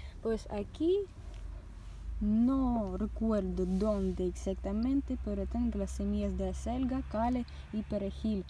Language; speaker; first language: Spanish; non-native, learner; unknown